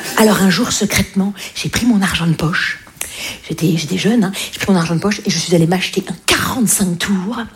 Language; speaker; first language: French; native; French